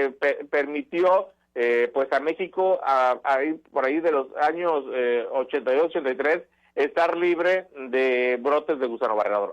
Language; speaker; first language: Spanish; native; Spanish